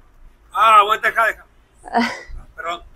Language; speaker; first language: Portuguese; non-native, learner; Spanish